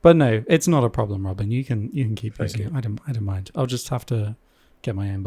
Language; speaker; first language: English; native; English